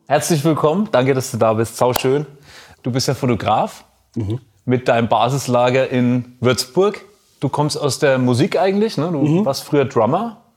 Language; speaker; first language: German; native; German